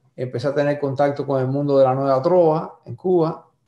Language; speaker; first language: Spanish; native; Spanish